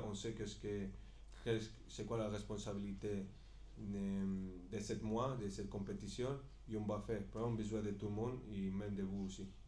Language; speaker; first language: French; non-native, fluent; Spanish